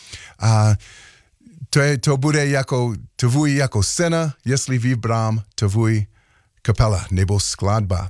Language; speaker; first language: Czech; non-native, learner; English